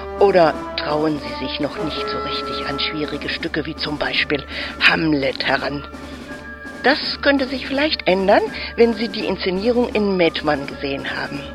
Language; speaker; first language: German; native; German